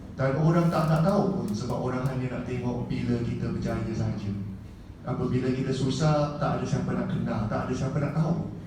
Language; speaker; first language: Malay; non-native, local second language; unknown